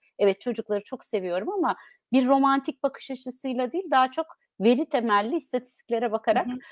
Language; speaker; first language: Turkish; native; Turkish